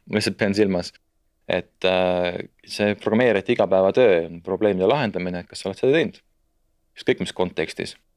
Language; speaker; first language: Estonian; native; Estonian